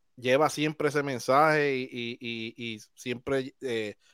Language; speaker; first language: Spanish; native; Spanish